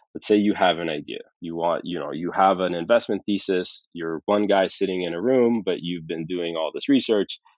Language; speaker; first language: English; early bilingual, other home language; Arabic